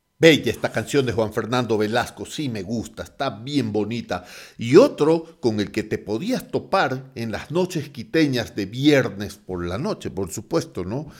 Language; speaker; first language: Spanish; native; Spanish